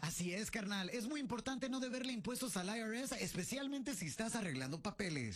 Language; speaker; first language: Spanish; early bilingual, heritage; Spanish